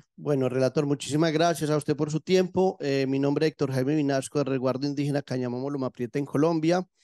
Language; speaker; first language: Spanish; native; Spanish